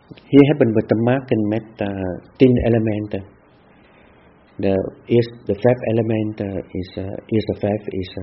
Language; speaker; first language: Dutch; non-native, fluent; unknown